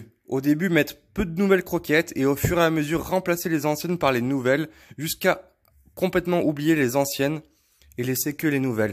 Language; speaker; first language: French; native; French